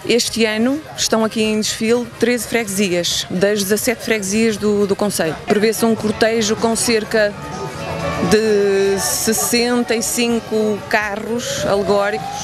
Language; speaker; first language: Portuguese; native; Portuguese